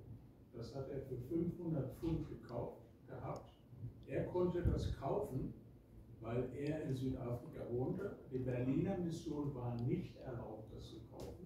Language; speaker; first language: German; early bilingual, heritage; German